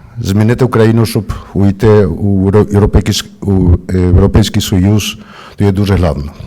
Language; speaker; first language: Ukrainian; early bilingual, heritage; Ukrainian